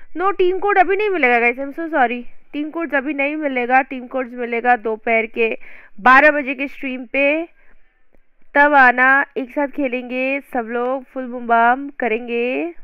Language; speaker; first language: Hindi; non-native, local second language; Assamese